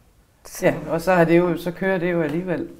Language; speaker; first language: Danish; native; Danish